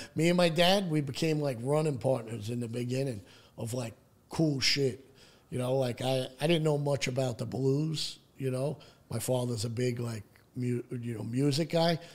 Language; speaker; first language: English; native; English